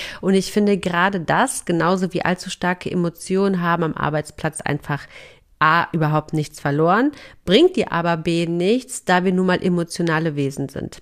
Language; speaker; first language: German; native; German